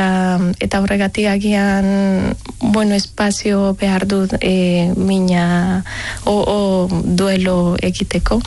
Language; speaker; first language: Basque; non-native, learner; Spanish